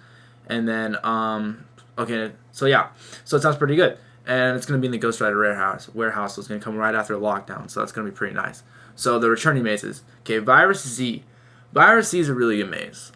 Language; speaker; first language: English; native; English